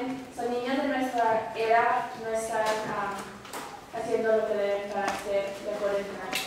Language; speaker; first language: Spanish; non-native, learner; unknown